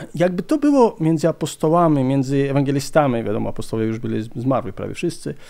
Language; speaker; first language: Polish; non-native, fluent; Croatian